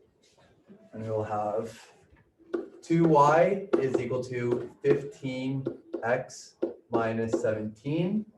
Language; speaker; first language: English; native; English